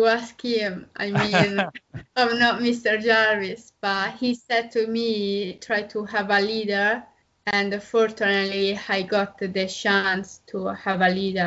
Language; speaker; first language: English; non-native, learner; Italian